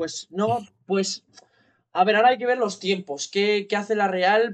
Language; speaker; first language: Spanish; native; Spanish